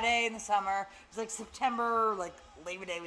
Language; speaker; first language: English; native; English